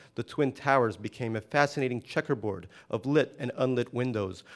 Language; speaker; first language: English; non-native, fluent; Russian